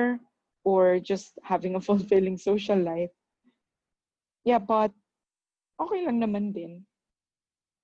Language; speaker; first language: English; non-native, local second language; Filipino